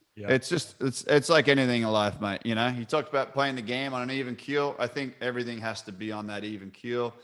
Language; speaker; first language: English; native; English